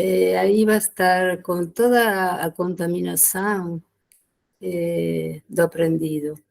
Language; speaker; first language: Portuguese; non-native, learner; Spanish